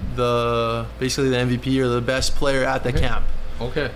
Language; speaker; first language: English; native; English